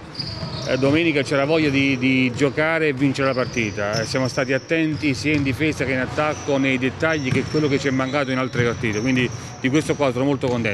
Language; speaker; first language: Italian; native; Italian